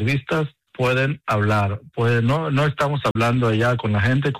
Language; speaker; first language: Spanish; non-native, learner; Hebrew